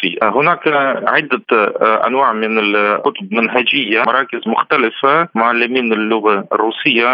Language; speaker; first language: Arabic; non-native, fluent; Russian